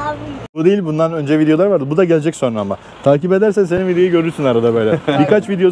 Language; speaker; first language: Turkish; native; Turkish